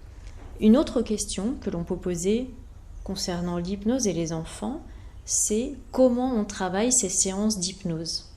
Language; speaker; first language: French; native; French